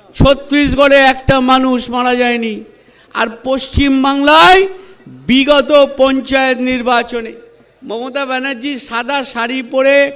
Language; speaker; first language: Bangla; native; Bangla